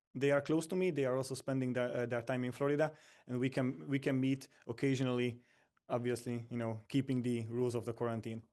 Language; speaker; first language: English; non-native, fluent; Hungarian